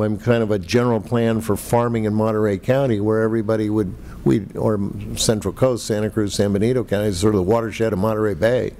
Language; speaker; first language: English; native; English